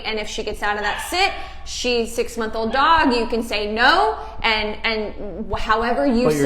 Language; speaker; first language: English; native; English